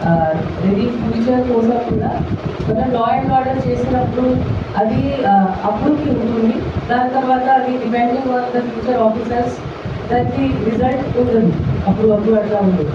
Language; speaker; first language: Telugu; non-native, fluent; Hindi